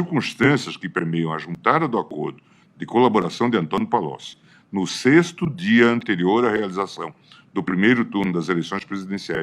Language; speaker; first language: Portuguese; native; Portuguese